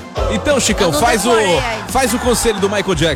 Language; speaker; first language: Portuguese; native; Portuguese